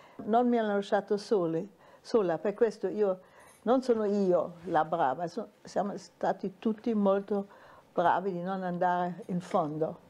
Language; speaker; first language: Italian; non-native, fluent; German